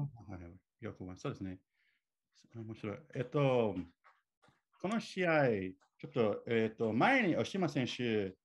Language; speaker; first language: Japanese; non-native, learner; English